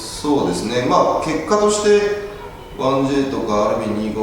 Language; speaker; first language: Japanese; native; Japanese